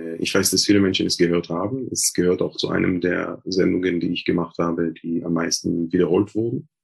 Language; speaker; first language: German; non-native, fluent; Hebrew